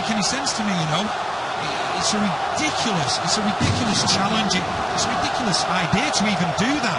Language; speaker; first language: English; native; English